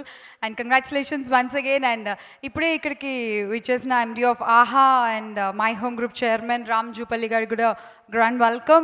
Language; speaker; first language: Telugu; native; Telugu